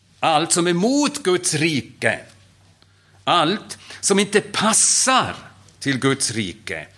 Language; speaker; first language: Swedish; non-native, fluent; German